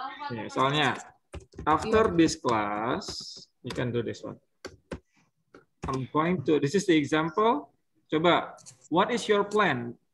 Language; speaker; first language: English; non-native, fluent; Indonesian